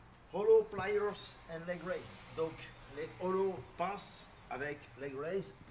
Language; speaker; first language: French; native; French